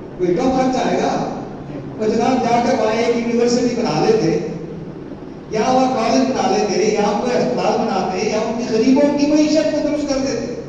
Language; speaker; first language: Urdu; non-native, local second language; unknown